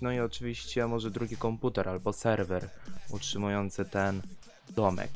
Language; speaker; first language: Polish; native; Polish